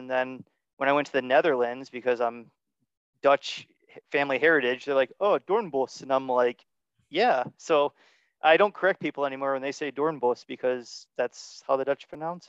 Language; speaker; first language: English; native; English